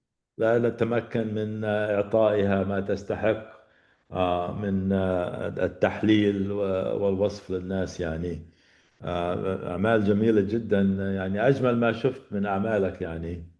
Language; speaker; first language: Arabic; native; Arabic